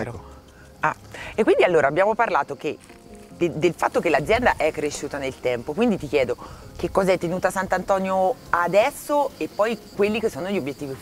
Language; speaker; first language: Italian; native; Italian